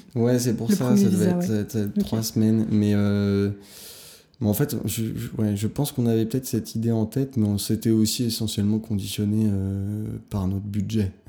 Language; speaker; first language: French; native; French